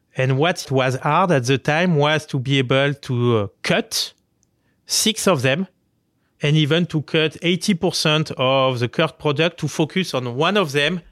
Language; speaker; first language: English; non-native, fluent; French